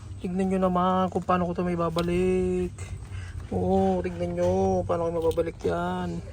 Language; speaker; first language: Filipino; native; Filipino